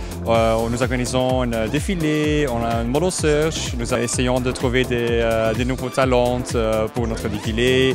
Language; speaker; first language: French; non-native, local second language; Dutch